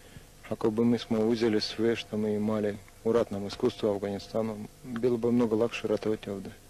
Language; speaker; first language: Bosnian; non-native, learner; Russian